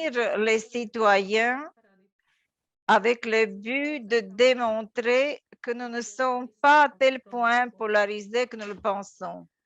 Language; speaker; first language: French; non-native, fluent; Latvian